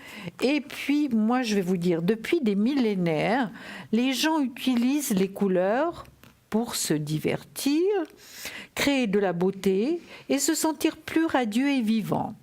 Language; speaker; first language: French; native; French